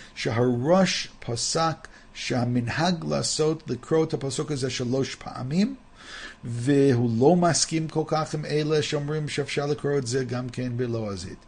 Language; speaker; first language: Hebrew; non-native, fluent; English